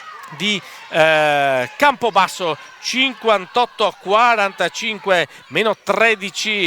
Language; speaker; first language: Italian; native; Italian